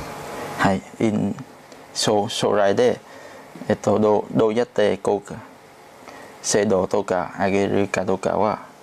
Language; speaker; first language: Japanese; non-native, learner; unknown